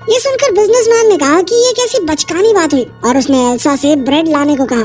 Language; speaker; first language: Hindi; native; Hindi